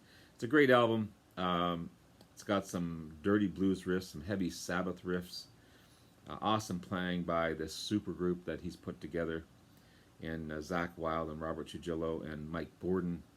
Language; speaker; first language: English; native; English